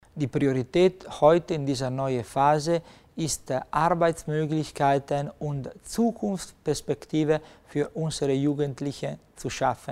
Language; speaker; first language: German; non-native, local second language; Italian